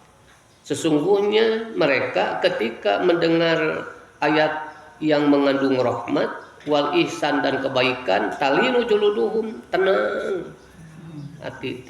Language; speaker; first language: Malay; non-native, local second language; Sundanese